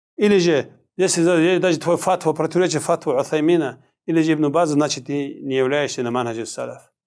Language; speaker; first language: Russian; non-native, local second language; Kumyk